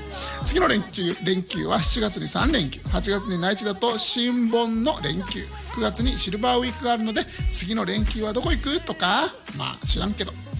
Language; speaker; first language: Japanese; native; Japanese